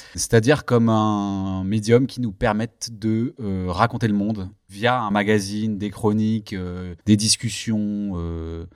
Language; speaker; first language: French; early bilingual, other home language; Turkish